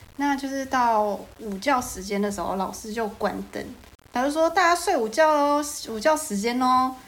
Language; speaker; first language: Chinese; native; Chinese